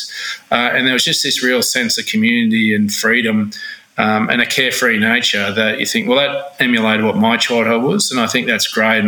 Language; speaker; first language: English; native; English